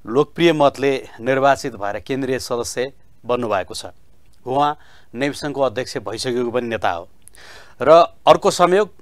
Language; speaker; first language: Nepali; native; Nepali